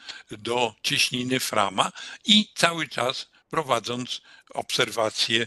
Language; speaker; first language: Polish; native; Polish